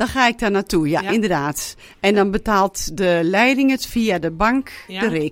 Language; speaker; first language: Dutch; native; Dutch